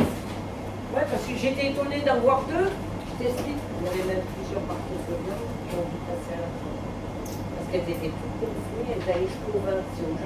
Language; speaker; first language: French; native; French